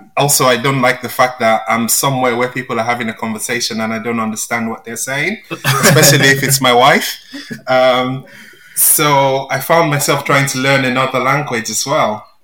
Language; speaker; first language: English; non-native, local second language; Yoruba